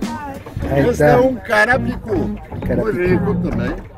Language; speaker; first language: Spanish; non-native, learner; Portuguese